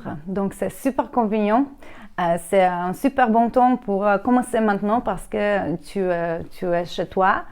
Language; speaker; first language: French; non-native, learner; Polish